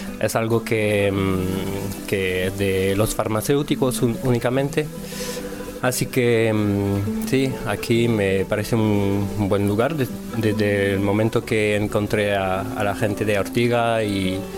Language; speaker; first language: Spanish; non-native, learner; French